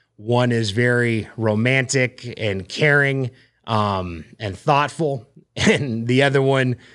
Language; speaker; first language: English; native; English